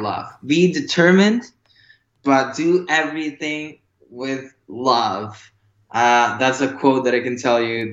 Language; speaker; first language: English; non-native, fluent; Spanish